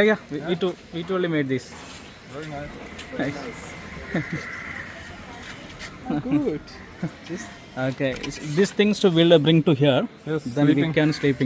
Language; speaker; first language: English; non-native, learner; Malayalam